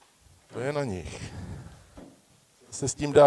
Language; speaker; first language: Czech; early bilingual, heritage; Czech